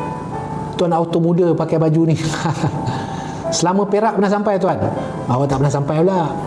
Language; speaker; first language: Malay; native; Malay